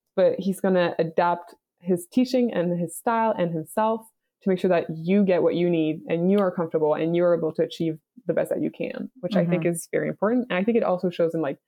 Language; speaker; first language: English; native; English